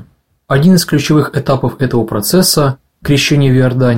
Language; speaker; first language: Russian; native; Russian